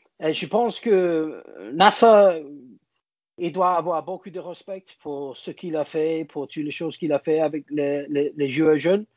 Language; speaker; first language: French; non-native, learner; English